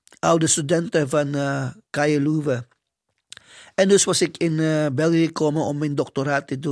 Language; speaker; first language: Dutch; non-native, fluent; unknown